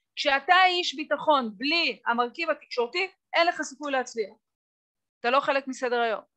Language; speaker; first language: Hebrew; native; Hebrew